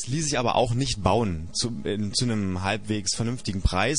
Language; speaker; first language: German; native; German